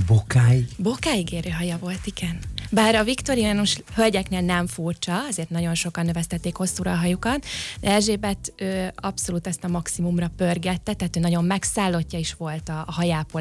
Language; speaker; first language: Hungarian; native; Hungarian